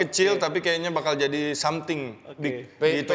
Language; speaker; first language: Indonesian; native; Indonesian